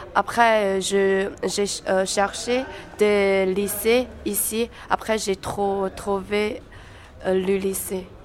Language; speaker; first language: French; non-native, learner; Chinese